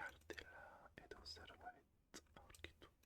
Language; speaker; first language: Basque; non-native, learner; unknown